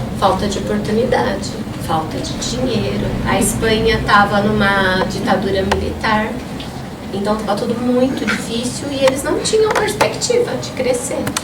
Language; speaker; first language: Portuguese; early bilingual, other home language; Spanish